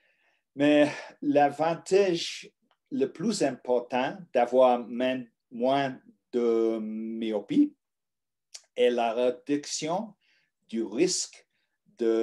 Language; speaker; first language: French; non-native, learner; English